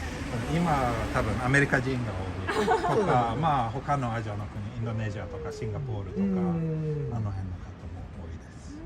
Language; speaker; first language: Japanese; non-native, fluent; Swedish